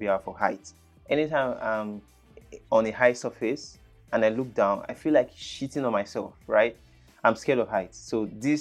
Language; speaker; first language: English; native; English